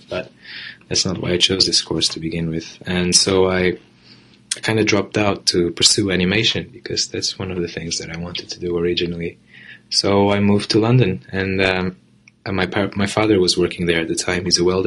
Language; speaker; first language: English; non-native, fluent; Portuguese